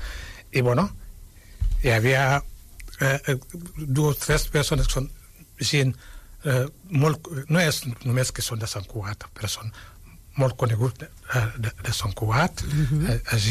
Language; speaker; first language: Catalan; non-native, fluent; Wolof